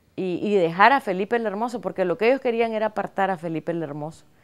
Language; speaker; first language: Spanish; native; Spanish